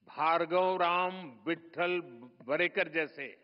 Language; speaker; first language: Hindi; non-native, local second language; Gujarati